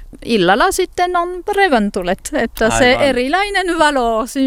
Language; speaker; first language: Finnish; non-native, fluent; French